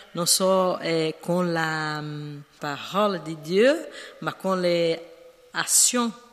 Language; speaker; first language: French; non-native, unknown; Portuguese